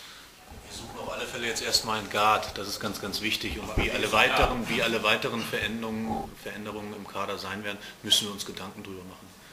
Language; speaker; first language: German; native; German